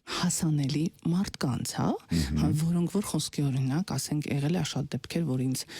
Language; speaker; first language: Armenian; native; Armenian